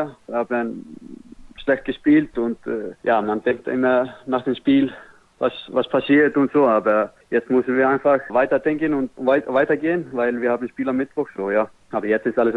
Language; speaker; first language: German; non-native, learner; Icelandic